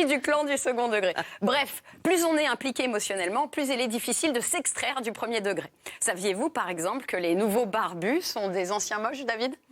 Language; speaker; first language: French; native; French